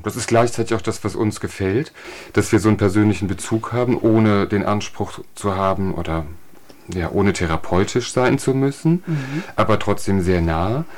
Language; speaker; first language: German; native; German